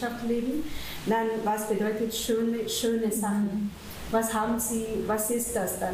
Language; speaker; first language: German; non-native, fluent; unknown